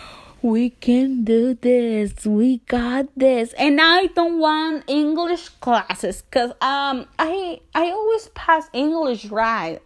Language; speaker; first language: English; non-native, learner; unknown